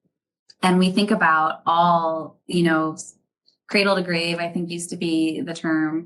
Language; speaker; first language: English; native; English